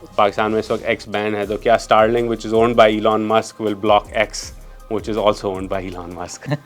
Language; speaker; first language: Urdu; non-native, local second language; Memoni